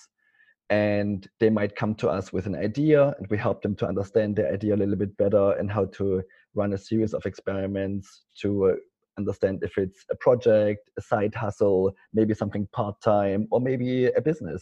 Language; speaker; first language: English; non-native, fluent; German